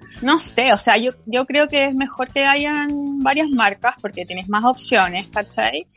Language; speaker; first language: Spanish; native; Spanish